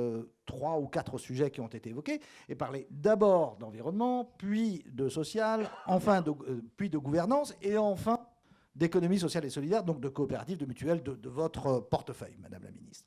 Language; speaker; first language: French; native; French